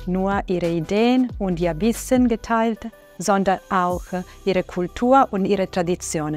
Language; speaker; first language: German; non-native, fluent; Italian